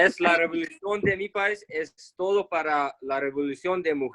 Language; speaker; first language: Spanish; non-native, learner; Kurdish